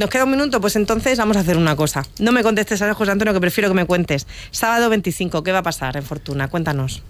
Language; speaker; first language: Spanish; native; Spanish